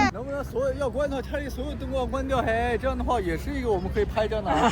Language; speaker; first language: Chinese; native; Chinese